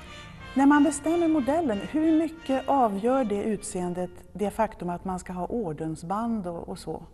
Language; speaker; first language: Swedish; native; Swedish